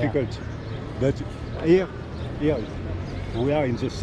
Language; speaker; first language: English; non-native, learner; French